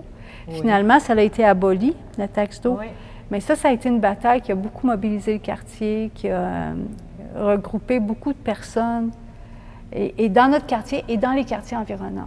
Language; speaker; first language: French; native; French